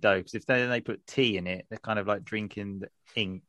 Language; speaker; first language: English; native; English